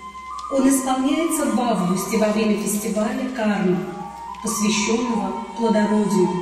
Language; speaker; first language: Russian; native; Russian